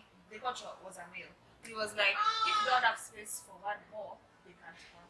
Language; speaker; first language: English; non-native, local second language; Swahili